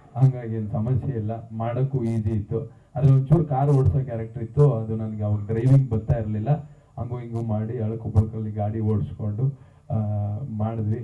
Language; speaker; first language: Kannada; native; Kannada